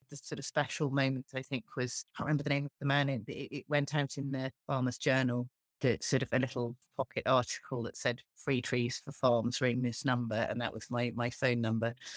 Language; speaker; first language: English; native; English